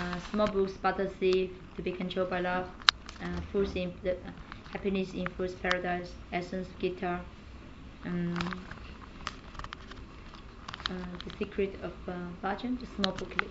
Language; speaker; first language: English; non-native, learner; Chinese